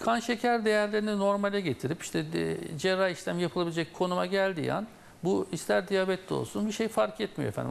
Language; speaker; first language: Turkish; native; Turkish